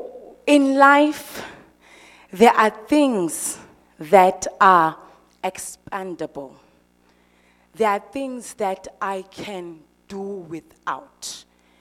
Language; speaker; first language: English; non-native, local second language; Xhosa